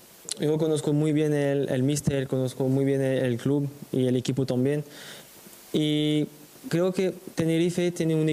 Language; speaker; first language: Spanish; non-native, fluent; French